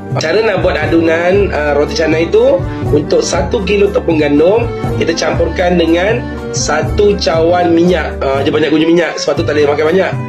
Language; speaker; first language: Malay; native; Malay